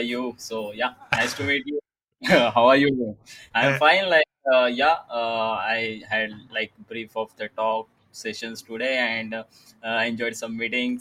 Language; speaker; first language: English; non-native, local second language; Marathi